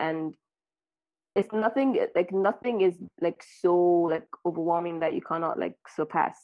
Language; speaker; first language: English; non-native, local second language; Yoruba